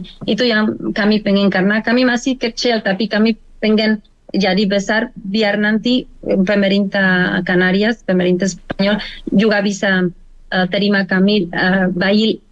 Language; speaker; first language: Indonesian; non-native, learner; Spanish